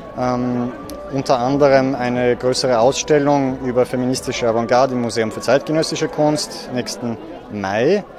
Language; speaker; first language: German; native; German